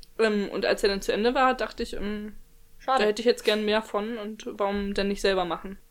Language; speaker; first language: German; native; German